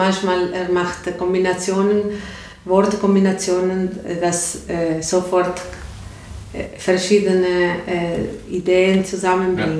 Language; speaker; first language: German; non-native, learner; Spanish